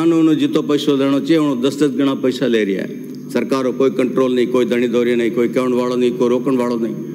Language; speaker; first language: Hindi; native; Hindi